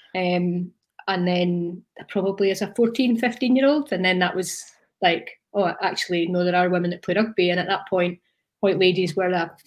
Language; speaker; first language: English; native; English